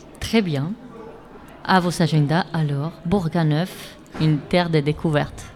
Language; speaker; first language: French; native; French